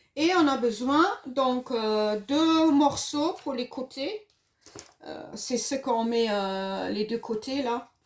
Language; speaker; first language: French; non-native, fluent; German